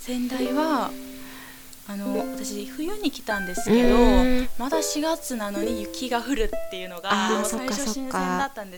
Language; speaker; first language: Japanese; non-native, fluent; Korean